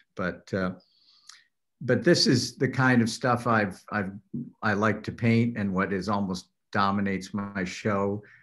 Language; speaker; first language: English; native; English